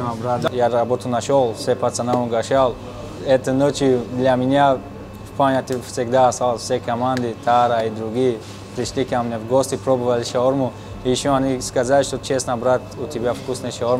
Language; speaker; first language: Russian; non-native, learner; Tajik